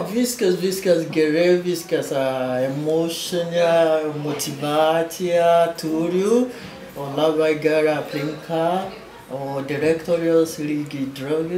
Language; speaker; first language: Lithuanian; non-native, learner; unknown